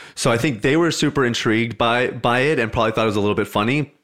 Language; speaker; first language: English; early bilingual, other home language; Hindi